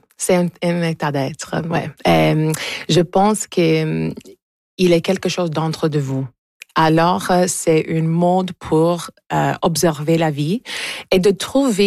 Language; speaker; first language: French; non-native, local second language; English